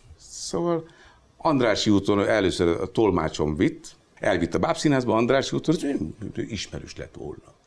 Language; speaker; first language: Hungarian; non-native, fluent; Hindi